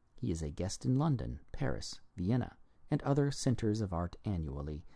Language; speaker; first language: English; native; English